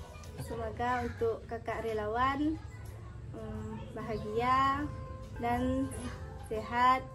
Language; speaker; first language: Indonesian; non-native, local second language; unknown